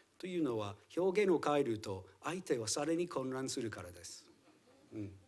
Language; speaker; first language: Japanese; non-native, fluent; English